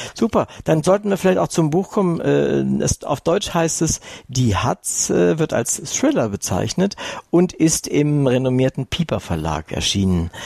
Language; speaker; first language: German; native; German